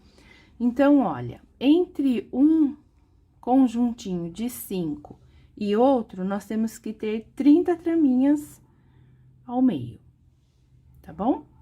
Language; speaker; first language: Portuguese; native; Portuguese